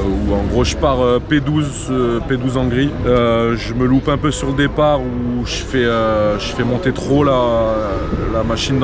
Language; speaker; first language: French; native; French